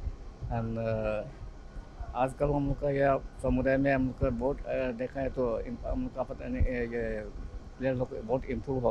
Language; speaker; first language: Hindi; non-native, local second language; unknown